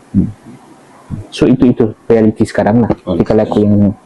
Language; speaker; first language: Malay; native; Malay